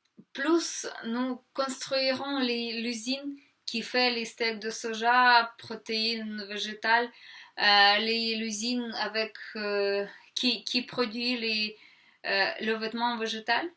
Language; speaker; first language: French; non-native, fluent; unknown